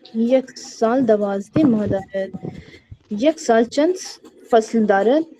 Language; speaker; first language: Persian; non-native, learner; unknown